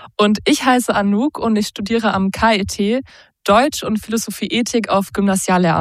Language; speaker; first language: German; native; German